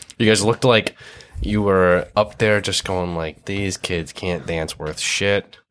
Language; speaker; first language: English; native; English